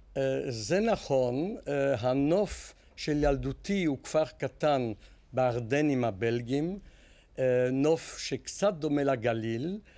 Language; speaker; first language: Hebrew; non-native, fluent; French